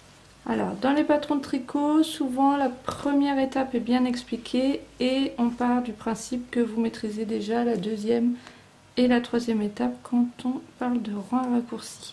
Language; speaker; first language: French; native; French